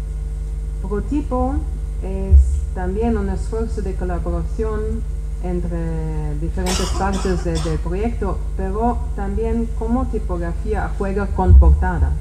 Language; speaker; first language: Spanish; non-native, fluent; Czech